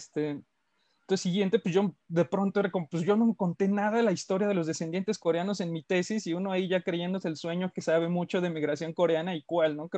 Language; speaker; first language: Spanish; native; Spanish